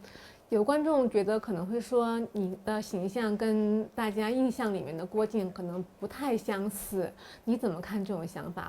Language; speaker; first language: Chinese; native; Chinese